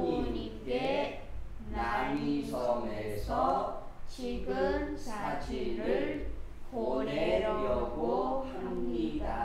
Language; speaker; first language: Korean; non-native, learner; Vietnamese